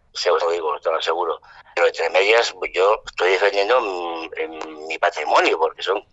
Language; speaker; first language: Spanish; non-native, fluent; French